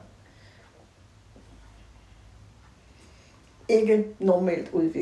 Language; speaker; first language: Danish; native; Danish